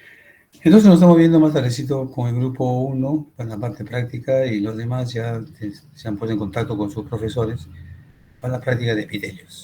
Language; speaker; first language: Spanish; native; Spanish